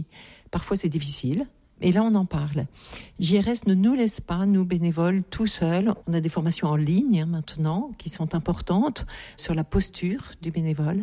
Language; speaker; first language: French; native; French